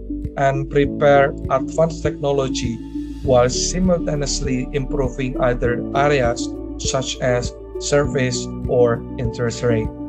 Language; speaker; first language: English; non-native, learner; Indonesian